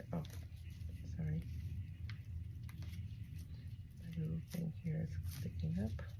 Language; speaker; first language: English; native; English